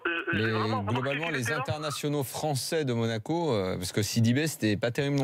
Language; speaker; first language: French; native; French